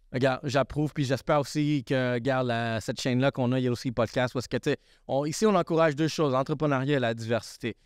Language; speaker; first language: French; early bilingual, other home language; Spanish